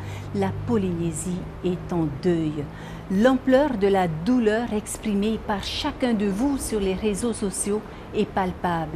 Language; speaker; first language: French; native; French